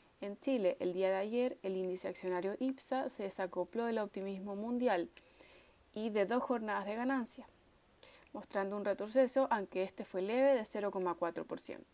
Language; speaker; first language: Spanish; native; Spanish